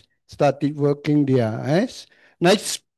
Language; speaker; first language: English; non-native, learner; Khmer